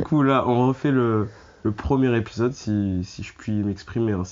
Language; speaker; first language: French; native; French